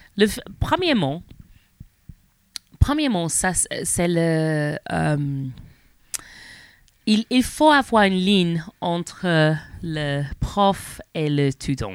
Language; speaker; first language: French; non-native, learner; English